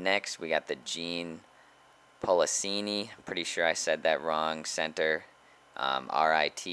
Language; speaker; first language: English; native; English